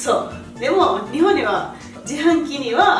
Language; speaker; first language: Japanese; non-native, learner; Spanish